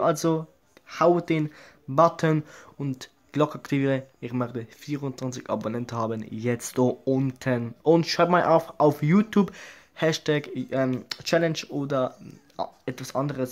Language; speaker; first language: German; early bilingual, other home language; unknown